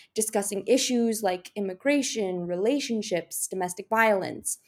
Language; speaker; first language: English; native; English